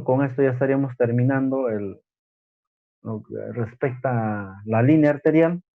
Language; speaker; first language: Spanish; native; Spanish